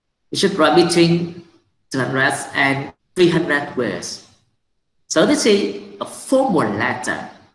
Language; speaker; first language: English; non-native, fluent; Vietnamese